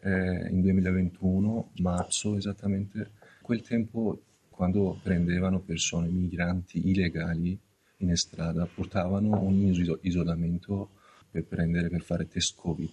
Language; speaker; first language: Italian; non-native, learner; Persian